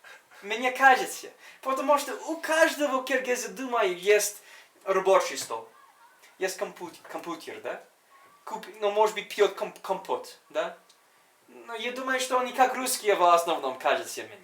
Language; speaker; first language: Russian; non-native, fluent; English